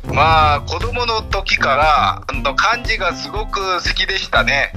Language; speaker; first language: Japanese; non-native, fluent; Korean